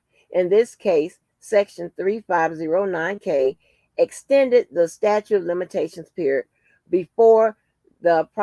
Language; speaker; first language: English; native; English